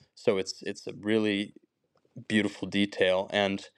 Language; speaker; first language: English; native; English